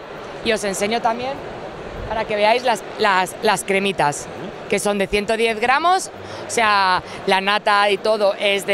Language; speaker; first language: Spanish; native; Spanish